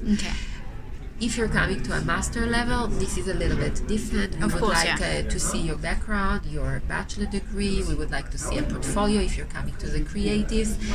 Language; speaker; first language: English; non-native, fluent; Hebrew